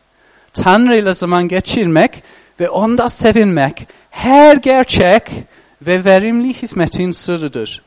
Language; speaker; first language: Turkish; non-native, fluent; English